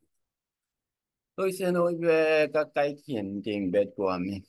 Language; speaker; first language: Vietnamese; non-native, learner; Korean